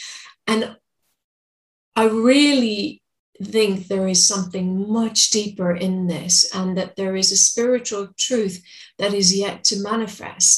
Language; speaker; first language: English; native; English